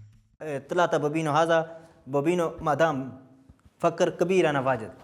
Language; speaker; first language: Arabic; non-native, learner; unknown